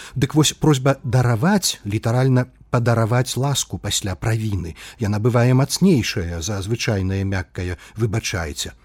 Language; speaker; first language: Belarusian; native; Belarusian